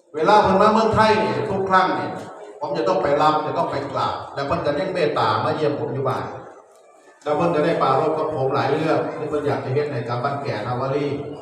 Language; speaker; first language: Thai; non-native, local second language; Northeastern Thai